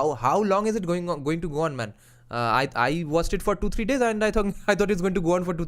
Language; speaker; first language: English; non-native, local second language; Bangla